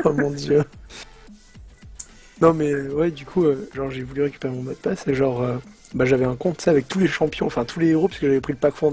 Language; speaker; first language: French; native; French